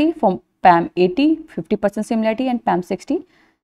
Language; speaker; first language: English; non-native, local second language; Hindi